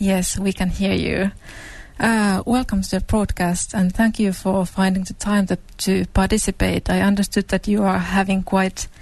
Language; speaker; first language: English; non-native, fluent; Finnish